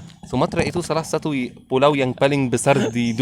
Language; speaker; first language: Indonesian; non-native, learner; Arabic